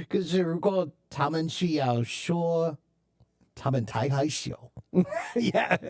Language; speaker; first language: Chinese; non-native, learner; English